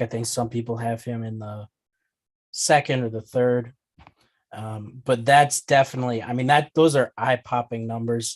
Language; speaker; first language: English; native; English